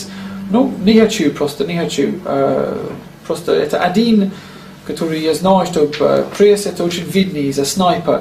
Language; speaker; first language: Russian; non-native, learner; English